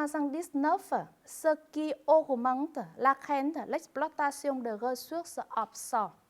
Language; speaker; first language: French; non-native, fluent; Vietnamese